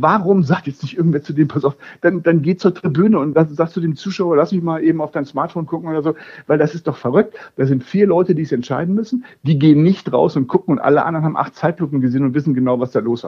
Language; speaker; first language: German; native; German